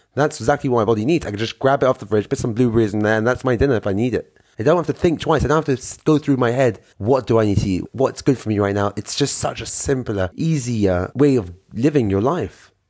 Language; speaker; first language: English; native; English